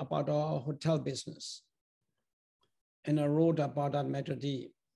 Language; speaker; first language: English; non-native, fluent; German